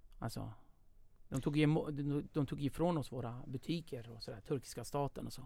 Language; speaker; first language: Swedish; early bilingual, other home language; Kurdish